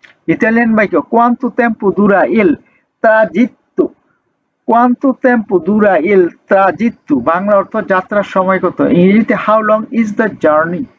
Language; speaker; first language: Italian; non-native, learner; Bangla